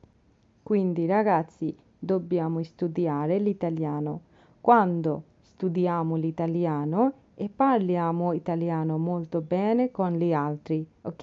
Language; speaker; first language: Italian; non-native, fluent; Bangla